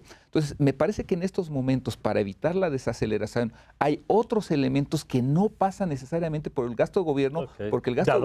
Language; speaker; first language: Spanish; native; Spanish